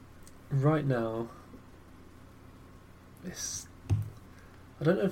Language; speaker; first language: English; native; English